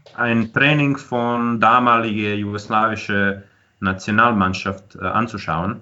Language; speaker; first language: German; non-native, fluent; Croatian